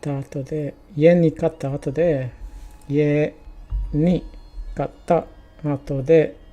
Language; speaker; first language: Japanese; non-native, learner; English